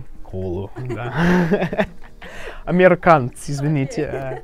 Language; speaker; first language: Russian; non-native, learner; English